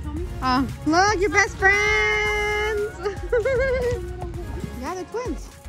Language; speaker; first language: English; early bilingual, other home language; Spanish